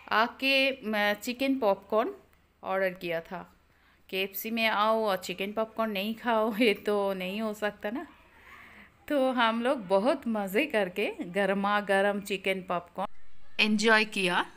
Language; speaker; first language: Hindi; non-native, local second language; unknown